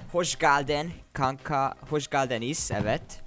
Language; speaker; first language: Turkish; non-native, learner; English